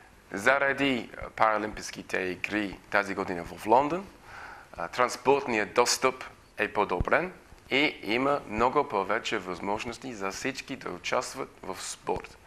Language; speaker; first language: Bulgarian; non-native, fluent; English